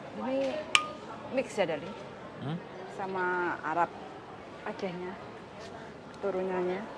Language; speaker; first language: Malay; non-native, local second language; Javanese